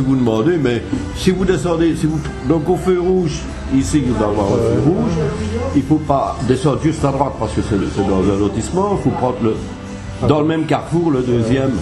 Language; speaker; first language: French; native; French